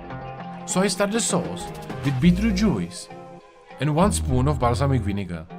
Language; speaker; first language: English; non-native, fluent; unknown